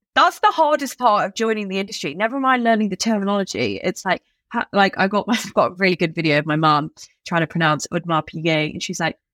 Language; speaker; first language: English; native; English